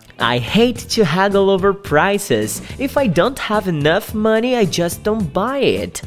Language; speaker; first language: English; non-native, fluent; Portuguese